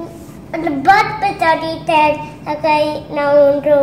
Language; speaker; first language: Romanian; early bilingual, heritage; Romanian